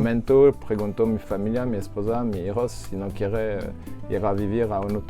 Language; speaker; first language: Spanish; non-native, learner; French